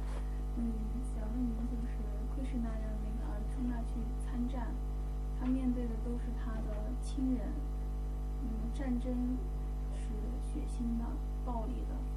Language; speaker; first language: Chinese; native; Chinese